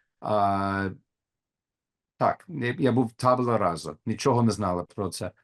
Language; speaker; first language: Ukrainian; non-native, learner; English